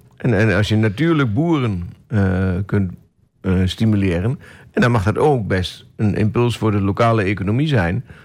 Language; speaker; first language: Dutch; native; Dutch